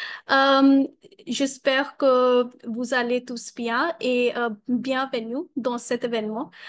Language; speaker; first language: French; non-native, learner; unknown